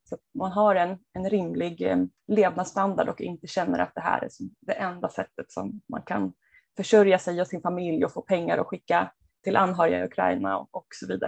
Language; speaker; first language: Swedish; native; Swedish